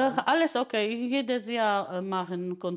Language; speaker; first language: German; non-native, learner; Polish